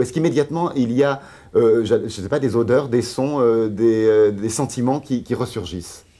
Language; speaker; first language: French; native; French